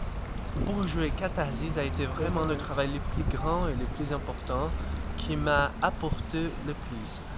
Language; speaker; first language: French; non-native, fluent; Portuguese